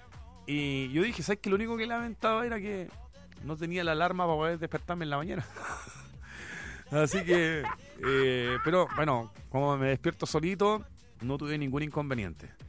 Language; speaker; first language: Spanish; native; Spanish